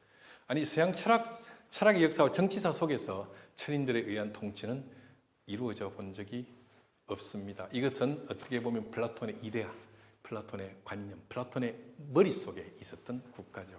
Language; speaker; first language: Korean; native; Korean